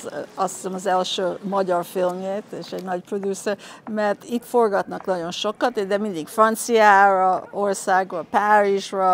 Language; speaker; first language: Hungarian; early bilingual, heritage; Hungarian